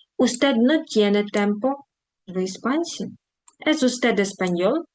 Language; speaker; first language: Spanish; non-native, fluent; Ukrainian